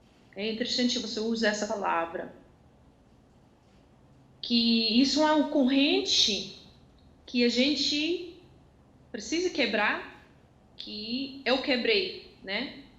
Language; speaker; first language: Portuguese; non-native, fluent; Dutch